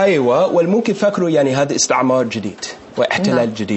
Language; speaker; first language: Arabic; non-native, learner; English